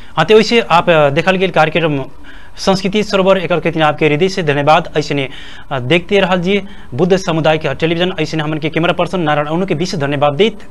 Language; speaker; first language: Bhojpuri; non-native, local second language; Rana Tharu